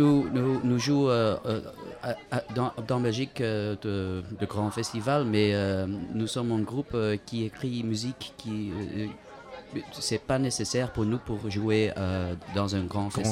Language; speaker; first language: French; non-native, learner; Dutch